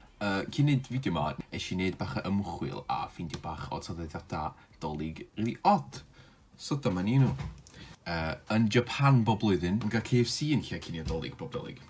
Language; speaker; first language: Welsh; native; Welsh